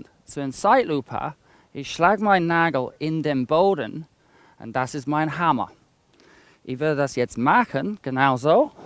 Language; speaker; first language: German; non-native, fluent; English